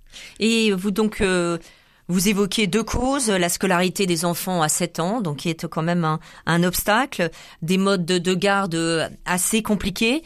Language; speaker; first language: French; native; French